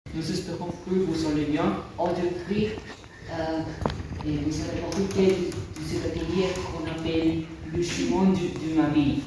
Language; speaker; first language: French; non-native, learner; Spanish